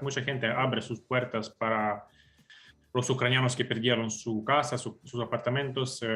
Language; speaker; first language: Spanish; non-native, fluent; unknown